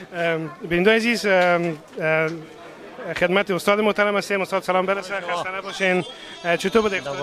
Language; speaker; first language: Persian; native; Persian